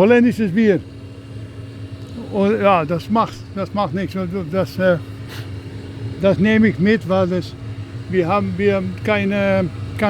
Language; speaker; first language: German; non-native, learner; Dutch